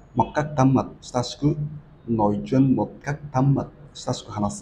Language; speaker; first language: Vietnamese; non-native, learner; Japanese